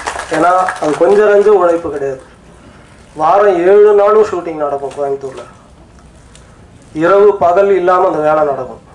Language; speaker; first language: Tamil; native; Tamil